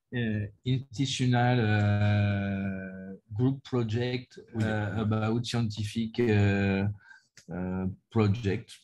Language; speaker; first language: English; non-native, learner; French